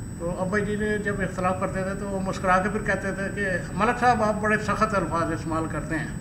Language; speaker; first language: Urdu; non-native, local second language; Punjabi